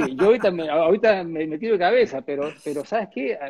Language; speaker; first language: Spanish; native; Spanish